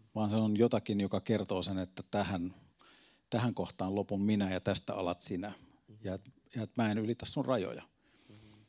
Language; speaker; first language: Finnish; native; Finnish